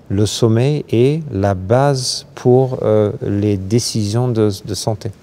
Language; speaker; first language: French; non-native, fluent; German